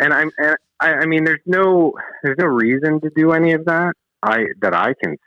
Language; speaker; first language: English; native; English